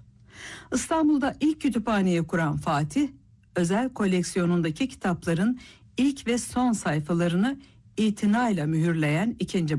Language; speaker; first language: Turkish; native; Turkish